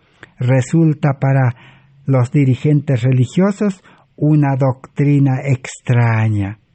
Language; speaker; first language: Spanish; native; Spanish